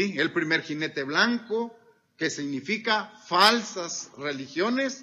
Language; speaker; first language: Spanish; native; Spanish